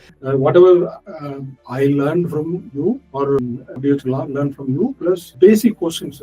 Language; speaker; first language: English; non-native, local second language; Tamil